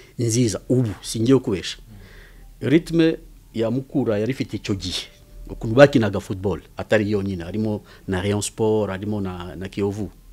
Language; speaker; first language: Kinyarwanda; early bilingual, heritage; Kinyarwanda